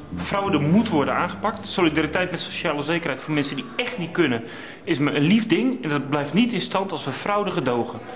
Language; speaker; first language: Dutch; native; Dutch